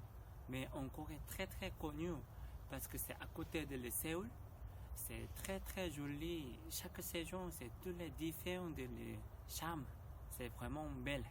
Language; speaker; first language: French; non-native, learner; Korean